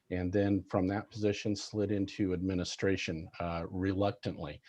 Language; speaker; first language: English; native; English